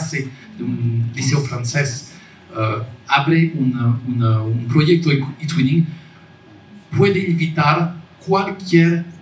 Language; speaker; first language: Spanish; non-native, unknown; French